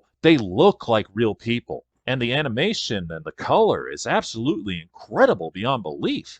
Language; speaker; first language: English; native; English